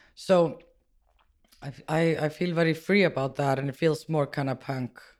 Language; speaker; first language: English; non-native, fluent; Icelandic